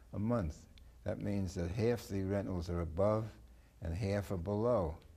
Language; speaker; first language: English; native; English